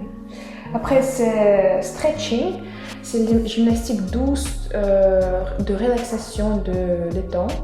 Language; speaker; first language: French; non-native, fluent; Russian